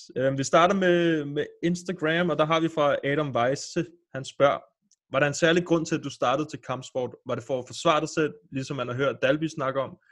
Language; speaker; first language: Danish; native; Danish